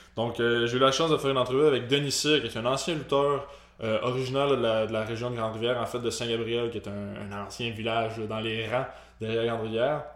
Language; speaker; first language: French; native; French